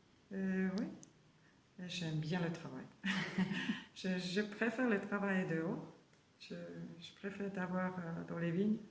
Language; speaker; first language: French; non-native, learner; German